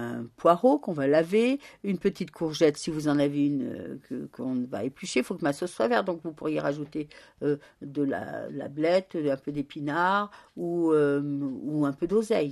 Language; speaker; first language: French; native; French